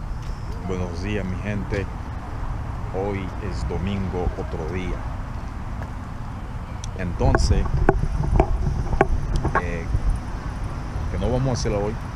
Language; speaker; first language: Spanish; non-native, learner; Haitian Creole